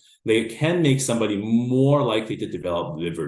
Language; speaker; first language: English; native; English